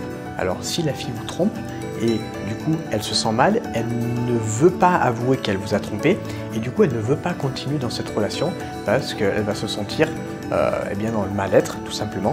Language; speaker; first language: French; native; French